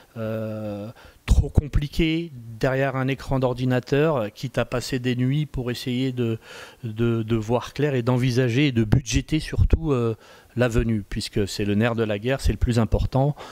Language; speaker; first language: French; native; French